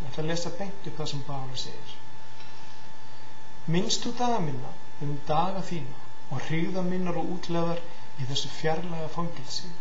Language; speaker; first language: Icelandic; native; Icelandic